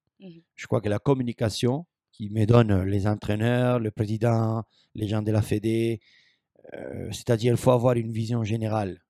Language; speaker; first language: French; non-native, fluent; Spanish